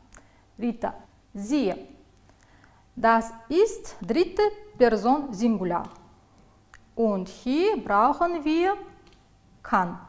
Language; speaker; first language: German; non-native, fluent; Uzbek